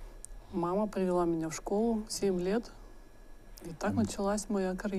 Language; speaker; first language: Russian; native; Russian